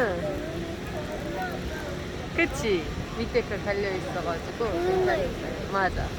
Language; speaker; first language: Korean; non-native, fluent; Kazakh